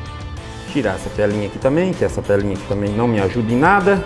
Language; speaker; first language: Portuguese; native; Portuguese